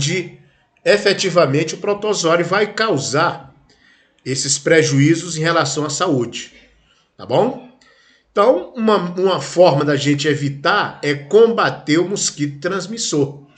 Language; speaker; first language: Portuguese; native; Portuguese